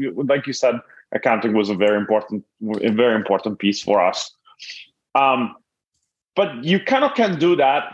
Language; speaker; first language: English; non-native, fluent; Italian